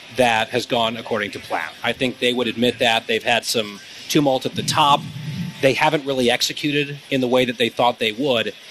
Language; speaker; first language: English; native; English